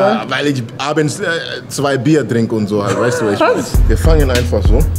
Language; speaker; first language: German; non-native, fluent; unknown